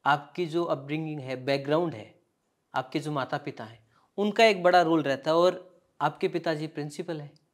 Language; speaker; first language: Hindi; native; Hindi